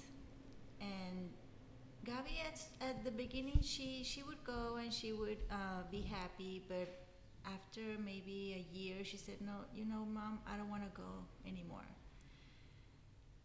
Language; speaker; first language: English; non-native, fluent; Spanish